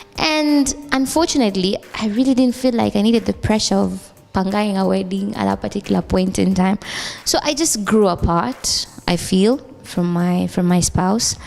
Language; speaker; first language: English; non-native, local second language; Swahili